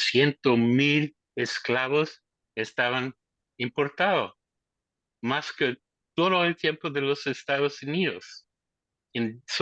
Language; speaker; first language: Spanish; non-native, learner; English